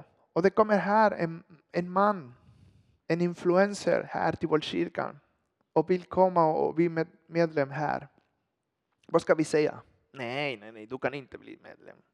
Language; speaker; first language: Swedish; non-native, fluent; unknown